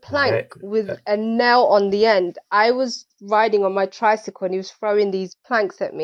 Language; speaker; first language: English; early bilingual, other home language; Swahili